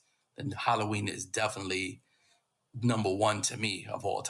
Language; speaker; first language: English; native; English